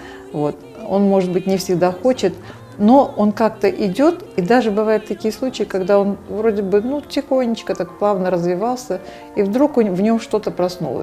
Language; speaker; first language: Russian; native; Russian